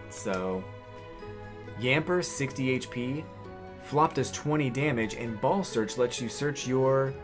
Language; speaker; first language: English; native; English